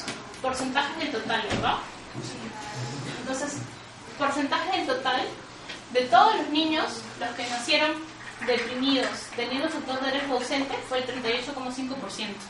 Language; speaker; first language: Spanish; native; Spanish